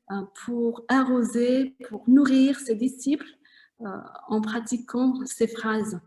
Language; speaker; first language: French; non-native, fluent; Vietnamese